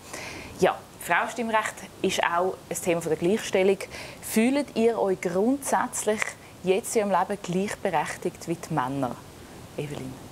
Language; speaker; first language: German; native; German